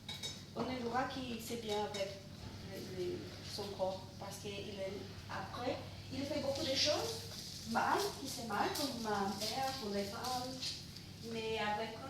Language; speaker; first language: French; non-native, learner; Portuguese